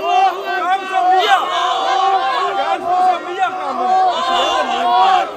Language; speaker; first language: German; non-native, learner; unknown